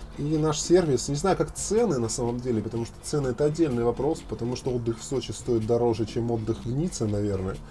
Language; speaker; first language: Russian; native; Russian